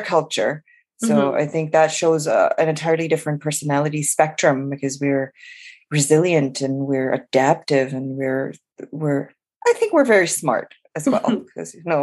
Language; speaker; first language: English; non-native, local second language; Urdu